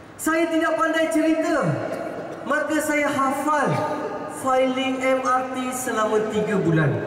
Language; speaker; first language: Malay; non-native, local second language; Tamil